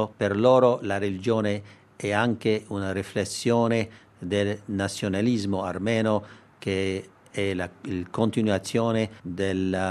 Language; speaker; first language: Italian; non-native, learner; Armenian